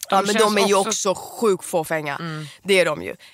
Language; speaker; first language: Swedish; early bilingual, other home language; Persian